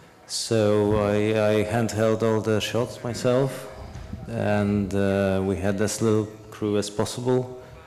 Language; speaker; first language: English; non-native, fluent; Polish